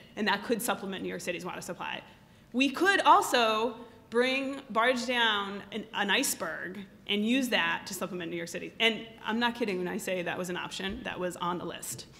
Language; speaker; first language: English; native; English